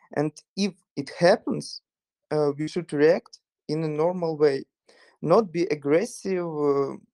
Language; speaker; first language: English; non-native, fluent; Ukrainian